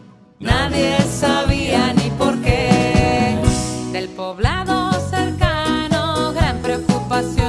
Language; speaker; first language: Spanish; native; Spanish